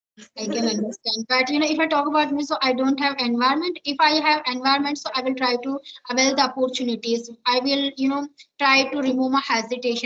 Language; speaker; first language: English; non-native, learner; Hindi